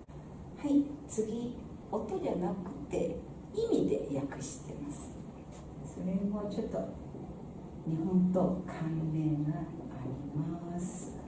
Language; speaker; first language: Japanese; non-native, fluent; Chinese